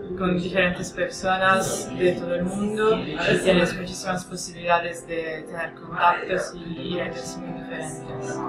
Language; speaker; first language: Spanish; non-native, fluent; Italian